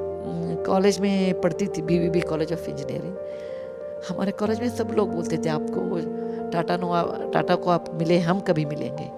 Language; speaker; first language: Hindi; non-native, local second language; Kannada